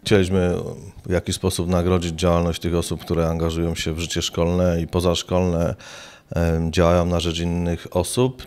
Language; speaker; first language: Polish; native; Polish